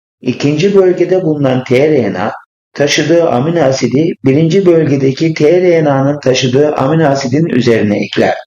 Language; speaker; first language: Turkish; native; Turkish